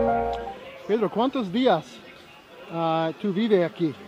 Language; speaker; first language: Spanish; non-native, learner; English